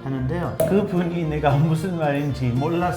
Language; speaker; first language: Korean; non-native, fluent; English